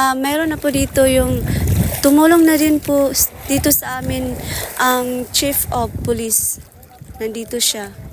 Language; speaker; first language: Filipino; non-native, local second language; Cebuano